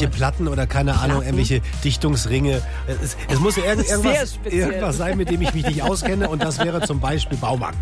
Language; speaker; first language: German; native; German